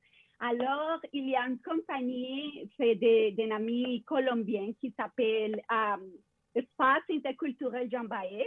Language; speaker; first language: French; non-native, fluent; Spanish